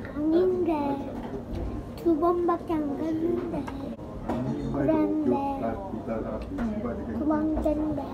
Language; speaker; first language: Korean; early bilingual, heritage; Korean